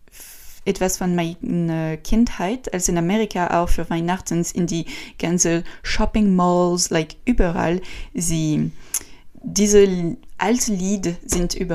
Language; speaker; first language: German; non-native, learner; French